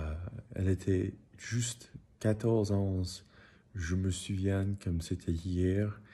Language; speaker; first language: French; non-native, learner; English